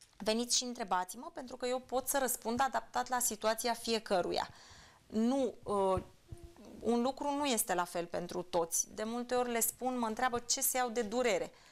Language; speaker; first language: Romanian; native; Romanian